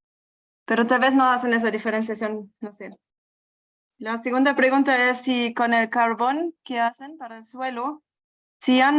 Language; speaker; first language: Spanish; non-native, fluent; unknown